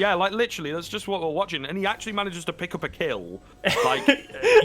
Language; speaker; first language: English; native; English